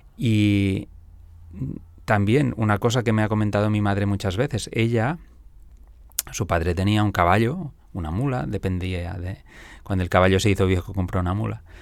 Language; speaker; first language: Spanish; non-native, local second language; Catalan